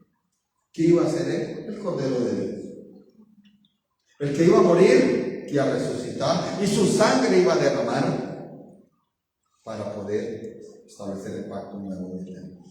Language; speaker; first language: Spanish; native; Spanish